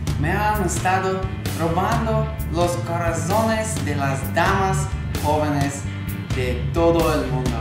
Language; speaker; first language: Spanish; non-native, learner; English